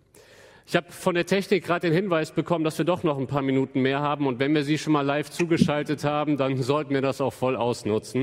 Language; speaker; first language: German; native; German